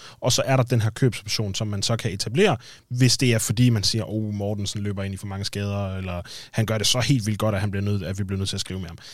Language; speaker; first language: Danish; native; Danish